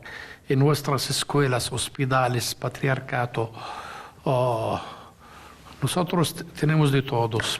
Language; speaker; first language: Spanish; non-native, fluent; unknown